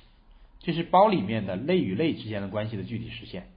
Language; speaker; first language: Chinese; native; Chinese